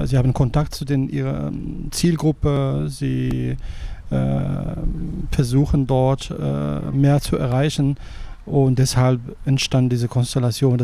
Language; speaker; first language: German; non-native, fluent; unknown